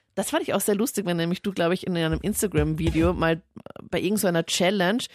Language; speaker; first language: German; native; German